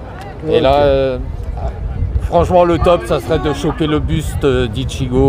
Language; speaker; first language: French; native; French